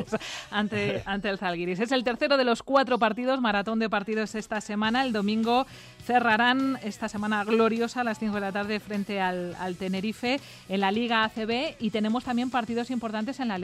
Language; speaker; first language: Spanish; native; Spanish